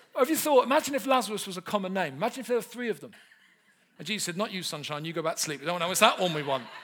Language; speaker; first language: English; native; English